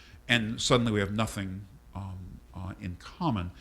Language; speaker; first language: English; native; English